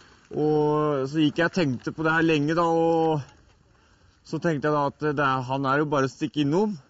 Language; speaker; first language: Norwegian; native; Norwegian